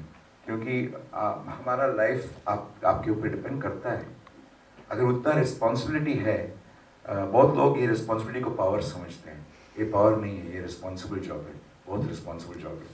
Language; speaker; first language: Hindi; non-native, local second language; Tamil